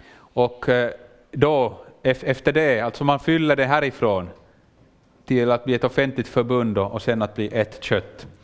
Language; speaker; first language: Swedish; native; Swedish